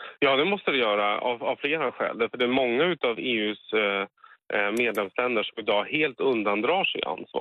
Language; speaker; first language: Swedish; native; Swedish